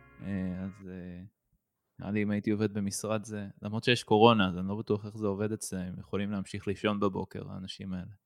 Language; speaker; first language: Hebrew; native; Hebrew